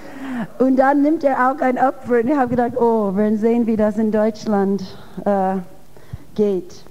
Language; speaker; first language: German; non-native, fluent; English